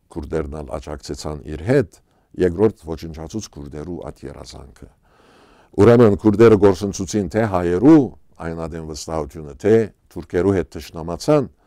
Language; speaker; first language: Armenian; native; Armenian